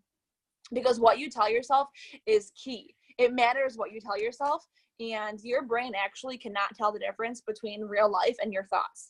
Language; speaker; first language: English; native; English